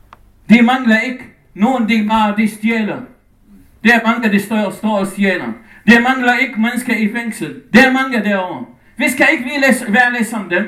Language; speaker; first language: Danish; non-native, fluent; Arabic